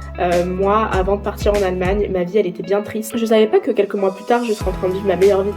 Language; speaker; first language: French; native; French